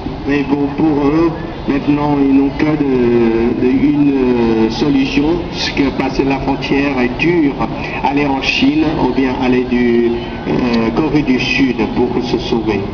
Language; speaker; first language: French; non-native, learner; Korean